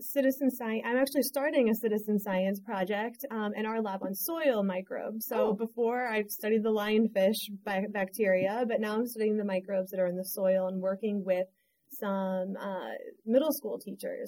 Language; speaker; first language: English; native; English